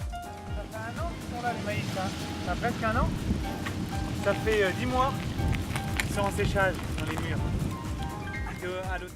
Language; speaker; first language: French; native; French